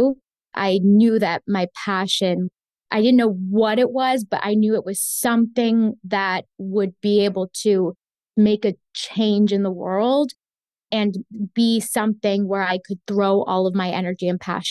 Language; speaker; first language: English; early bilingual, other home language; Spanish